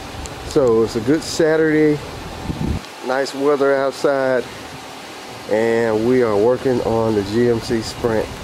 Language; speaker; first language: English; native; English